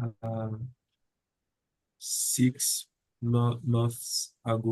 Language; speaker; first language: English; non-native, learner; Portuguese